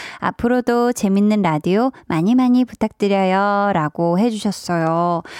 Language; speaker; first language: Korean; native; Korean